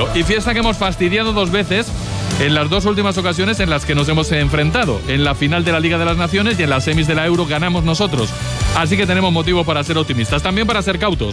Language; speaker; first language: Spanish; native; Spanish